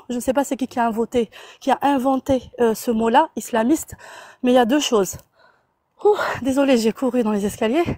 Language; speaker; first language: French; non-native, local second language; Arabic